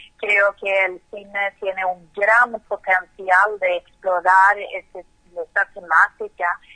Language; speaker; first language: Spanish; non-native, fluent; Swedish